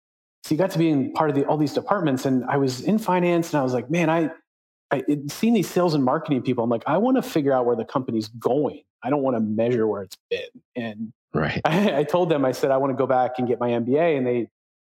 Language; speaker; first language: English; native; English